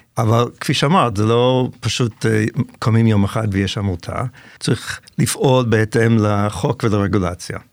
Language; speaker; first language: Hebrew; non-native, fluent; English